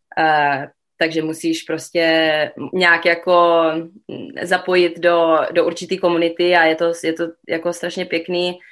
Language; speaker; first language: Czech; early bilingual, other home language; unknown